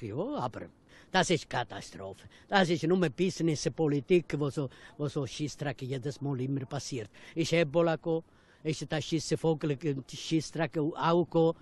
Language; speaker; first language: German; non-native, fluent; Italian